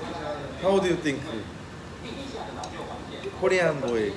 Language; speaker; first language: English; non-native, learner; Korean